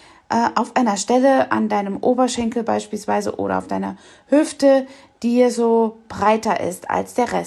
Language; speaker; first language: German; native; German